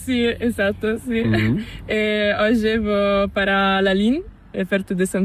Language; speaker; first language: Spanish; non-native, learner; Portuguese